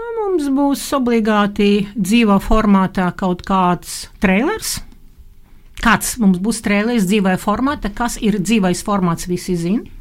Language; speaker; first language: Latvian; non-native, local second language; Russian